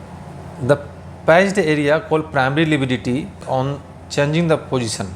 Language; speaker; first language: English; non-native, local second language; Hindi